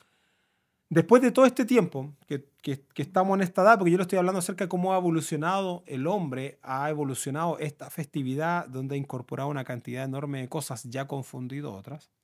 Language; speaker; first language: Spanish; native; Spanish